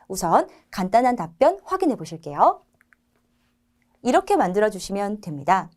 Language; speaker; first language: Korean; native; Korean